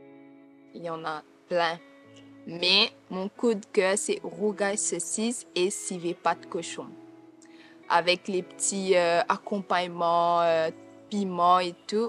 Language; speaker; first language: French; non-native, local second language; Morisyen